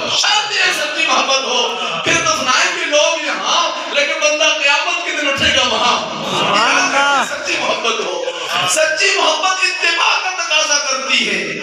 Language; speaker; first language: Urdu; non-native, local second language; Punjabi